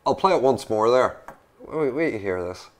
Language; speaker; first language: English; native; English